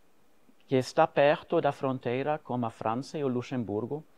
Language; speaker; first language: Portuguese; non-native, fluent; German